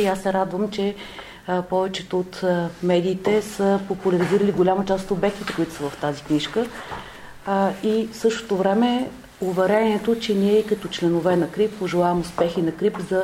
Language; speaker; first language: Bulgarian; native; Bulgarian